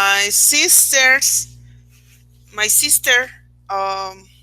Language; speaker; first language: English; non-native, learner; Spanish